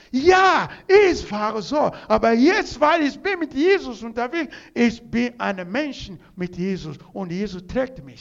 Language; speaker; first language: German; non-native, learner; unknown